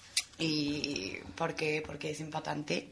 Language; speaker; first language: Spanish; non-native, learner; French